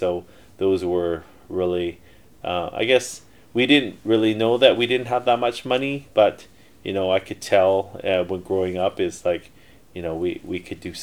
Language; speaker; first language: English; early bilingual, other home language; Korean